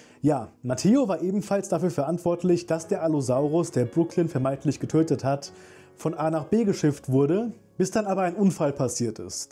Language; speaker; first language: German; native; German